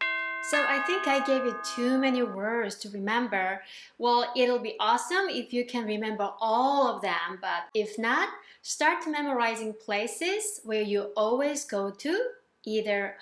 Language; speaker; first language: English; non-native, fluent; Korean